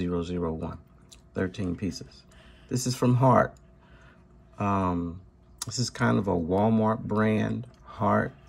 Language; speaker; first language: English; native; English